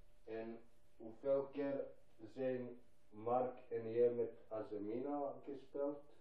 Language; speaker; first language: Dutch; non-native, local second language; Albanian